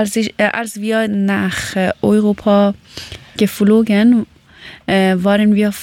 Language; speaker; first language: German; non-native, learner; Persian